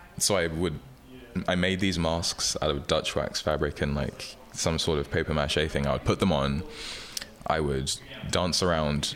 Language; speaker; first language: English; native; English